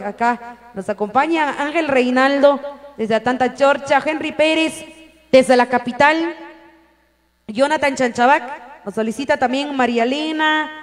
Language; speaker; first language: Spanish; native; Spanish